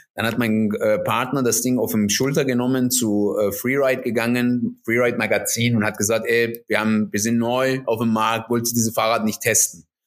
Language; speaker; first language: German; non-native, fluent; Persian